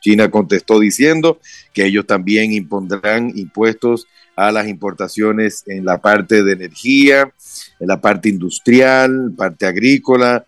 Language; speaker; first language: Spanish; native; Spanish